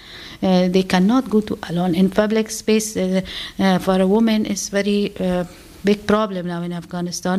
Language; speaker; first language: English; non-native, learner; Persian